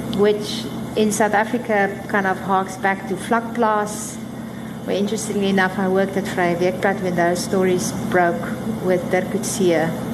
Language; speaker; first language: English; non-native, local second language; Afrikaans